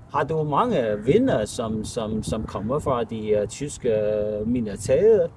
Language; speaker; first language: Danish; non-native, learner; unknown